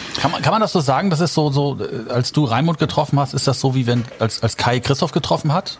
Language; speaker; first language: German; native; German